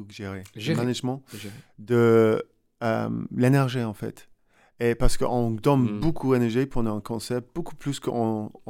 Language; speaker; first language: French; non-native, learner; English